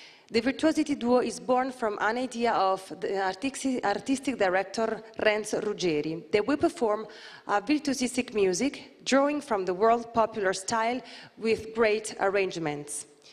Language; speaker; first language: English; non-native, fluent; Italian